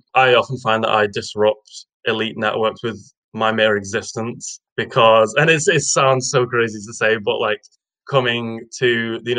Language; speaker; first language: English; native; English